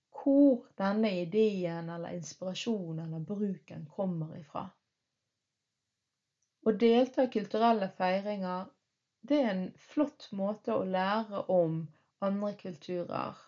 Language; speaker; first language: Norwegian; early bilingual, other home language; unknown